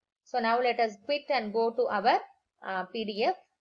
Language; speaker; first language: English; non-native, local second language; Tamil